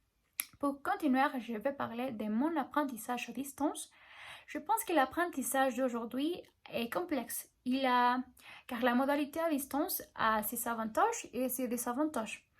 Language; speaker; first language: French; non-native, learner; Spanish